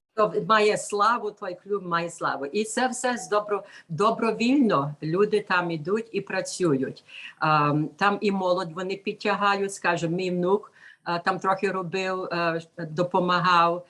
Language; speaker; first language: Ukrainian; early bilingual, heritage; Ukrainian